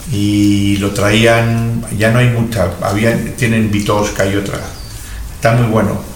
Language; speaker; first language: Spanish; native; Spanish